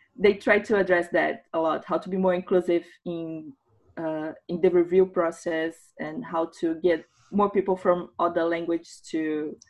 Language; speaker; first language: English; non-native, fluent; Portuguese